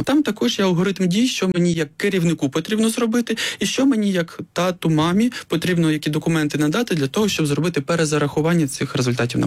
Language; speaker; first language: Ukrainian; native; Ukrainian